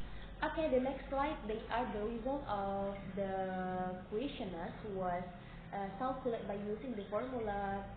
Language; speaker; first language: English; non-native, learner; Indonesian